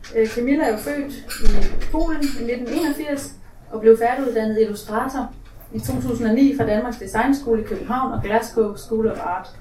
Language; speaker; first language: Danish; native; Danish